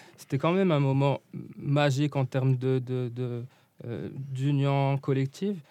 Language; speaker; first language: French; non-native, local second language; Arabic